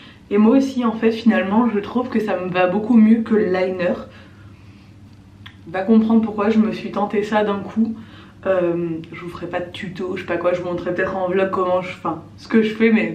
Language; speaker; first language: French; native; French